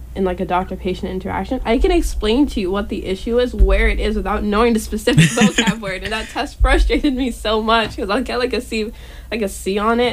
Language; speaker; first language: English; native; English